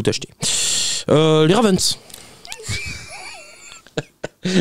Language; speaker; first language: French; native; French